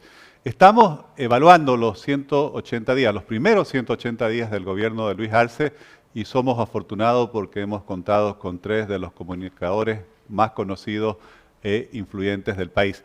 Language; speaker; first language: Spanish; native; Spanish